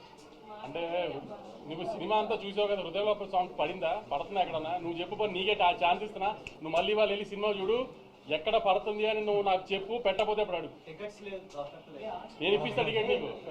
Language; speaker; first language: Telugu; native; Telugu